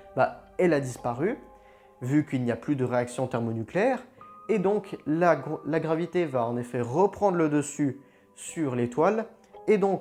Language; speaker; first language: French; native; French